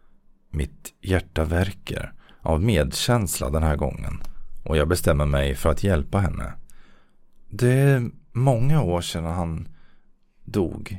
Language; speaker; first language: Swedish; native; Swedish